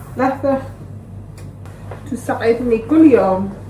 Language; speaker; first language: Arabic; non-native, learner; English